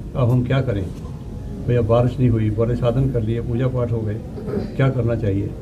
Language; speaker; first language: Hindi; non-native, local second language; Punjabi